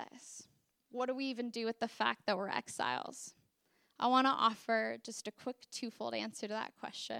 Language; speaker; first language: English; native; English